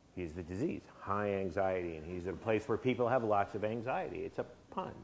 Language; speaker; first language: English; native; English